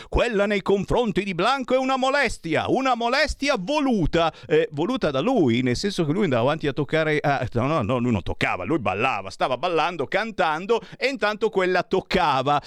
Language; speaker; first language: Italian; native; Italian